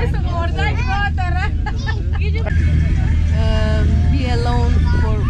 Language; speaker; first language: English; non-native, learner; Persian